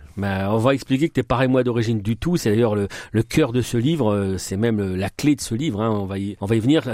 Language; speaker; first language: French; native; French